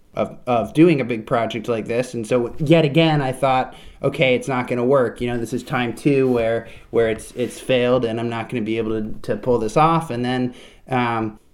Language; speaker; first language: English; native; English